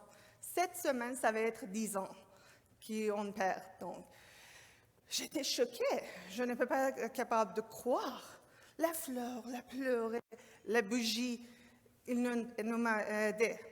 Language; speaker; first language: French; non-native, learner; Persian